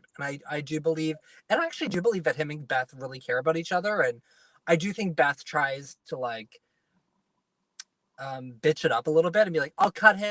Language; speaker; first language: English; native; English